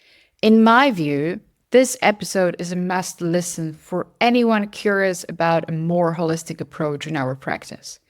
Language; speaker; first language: English; non-native, fluent; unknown